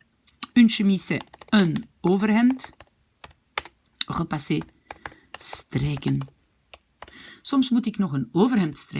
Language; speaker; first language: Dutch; non-native, fluent; French